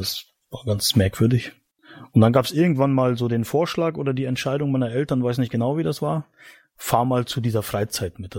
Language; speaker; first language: German; native; German